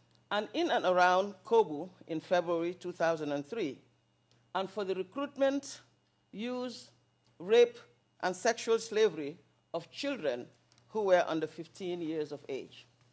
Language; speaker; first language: English; non-native, local second language; Wolof